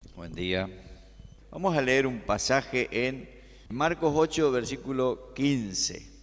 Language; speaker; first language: Spanish; native; Spanish